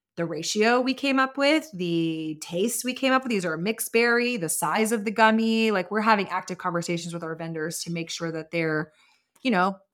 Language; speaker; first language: English; native; English